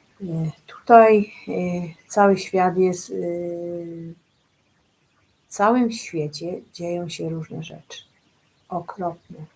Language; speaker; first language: Polish; native; Polish